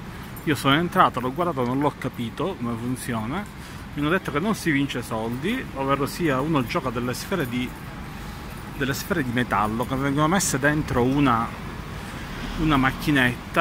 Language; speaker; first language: Italian; native; Italian